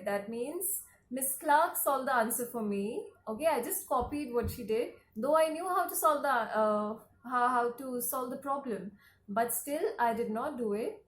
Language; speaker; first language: English; non-native, local second language; Hindi